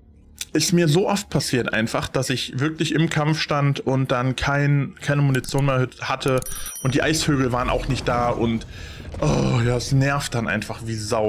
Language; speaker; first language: German; native; German